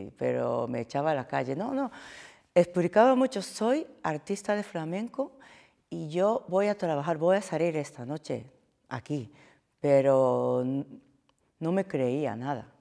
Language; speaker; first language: Spanish; non-native, fluent; Japanese